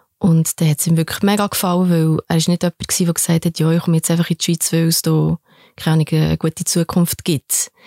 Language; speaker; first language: German; early bilingual, other home language; Albanian